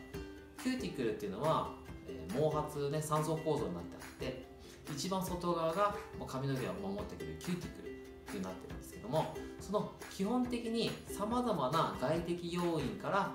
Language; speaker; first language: Japanese; native; Japanese